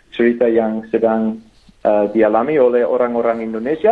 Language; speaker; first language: Indonesian; non-native, fluent; English